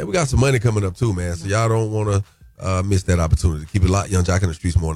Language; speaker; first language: English; native; English